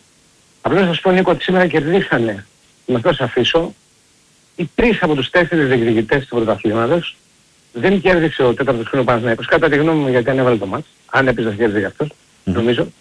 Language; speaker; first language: Greek; native; Greek